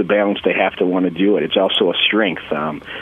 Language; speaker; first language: English; native; English